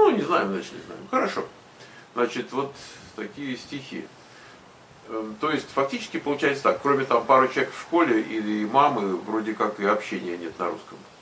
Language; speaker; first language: Russian; native; Russian